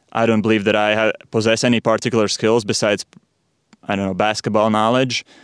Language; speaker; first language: English; non-native, fluent; Latvian